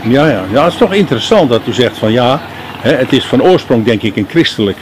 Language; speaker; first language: Dutch; native; Dutch